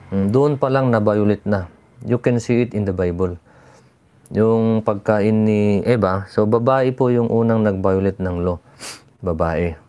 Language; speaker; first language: Filipino; non-native, local second language; Iloko